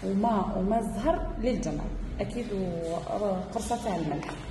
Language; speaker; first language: Arabic; native; Arabic